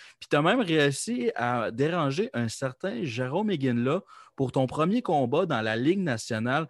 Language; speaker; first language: French; native; French